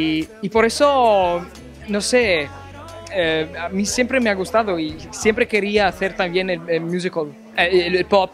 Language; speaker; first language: Spanish; non-native, fluent; German